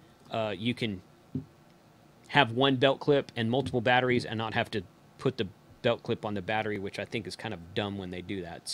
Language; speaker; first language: English; native; English